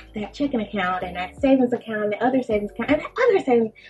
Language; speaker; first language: English; native; English